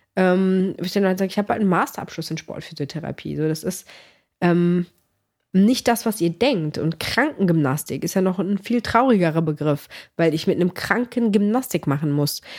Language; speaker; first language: German; early bilingual, other home language; Greek